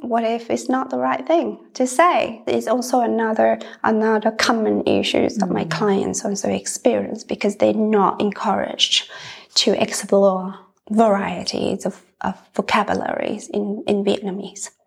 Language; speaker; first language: English; non-native, fluent; Vietnamese